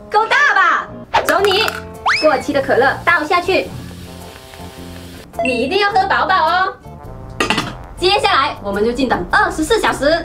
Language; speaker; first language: Chinese; native; Chinese